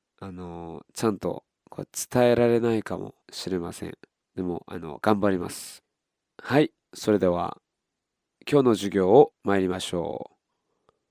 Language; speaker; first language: Japanese; non-native, fluent; Korean